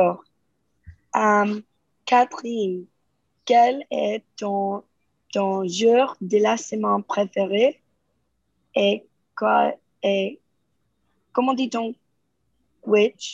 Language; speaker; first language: French; non-native, learner; Spanish